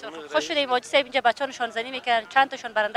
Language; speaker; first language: Persian; native; Persian